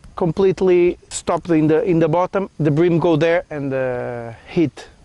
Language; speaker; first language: English; non-native, fluent; Portuguese